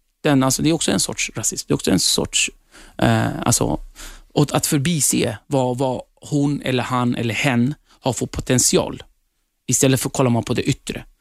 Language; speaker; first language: Swedish; early bilingual, other home language; Kurdish